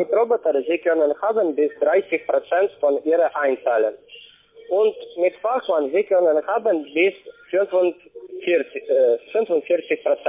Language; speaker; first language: German; non-native, learner; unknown